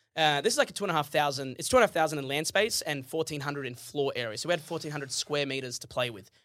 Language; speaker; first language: English; early bilingual, other home language; Arabic